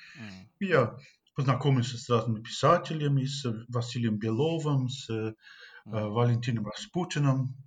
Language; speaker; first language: Russian; non-native, fluent; English